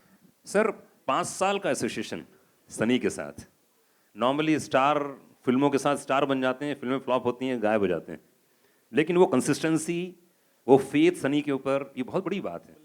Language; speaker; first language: Hindi; native; Hindi